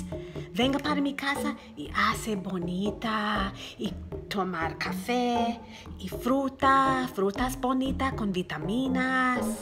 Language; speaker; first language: Spanish; non-native, learner; English